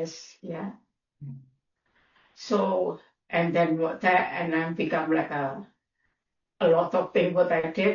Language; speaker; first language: English; non-native, learner; Indonesian